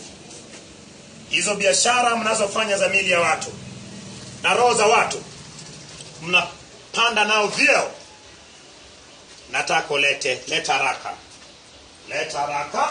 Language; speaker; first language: Swahili; non-native, local second language; Luo (Kenya and Tanzania)